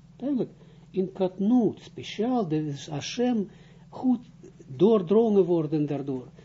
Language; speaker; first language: Dutch; non-native, fluent; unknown